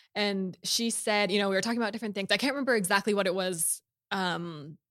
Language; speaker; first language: English; native; English